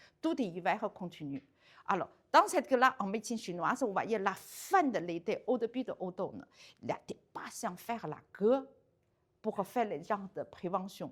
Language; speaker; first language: French; non-native, learner; Chinese